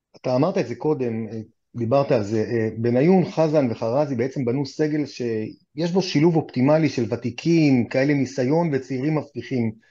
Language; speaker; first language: Hebrew; native; Hebrew